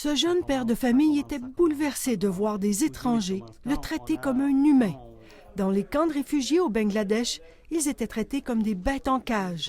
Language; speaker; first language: French; native; French